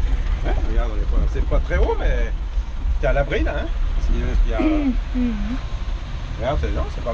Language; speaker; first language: French; native; French